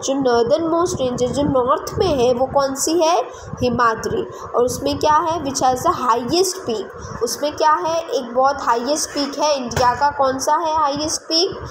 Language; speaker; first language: Hindi; native; Hindi